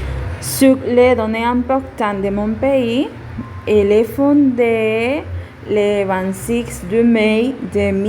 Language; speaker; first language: French; non-native, learner; Spanish